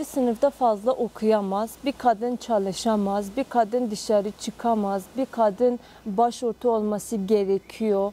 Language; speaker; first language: Turkish; non-native, fluent; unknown